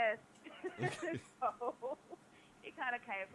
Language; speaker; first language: English; native; English